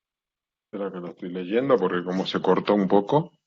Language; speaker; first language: Spanish; native; Spanish